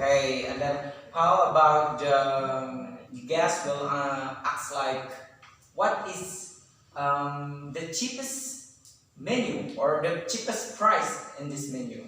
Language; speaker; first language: English; non-native, learner; Indonesian